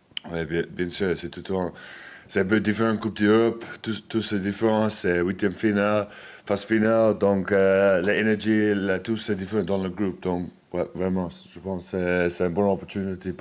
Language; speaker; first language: French; non-native, fluent; English